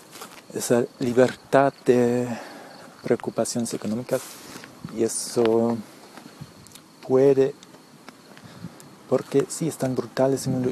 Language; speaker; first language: Spanish; early bilingual, heritage; Spanish